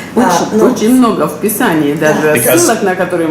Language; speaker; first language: Russian; native; Russian